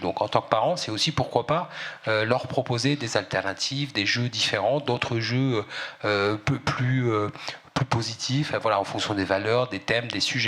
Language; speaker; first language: French; native; French